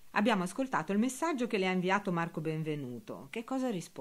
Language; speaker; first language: Italian; native; Italian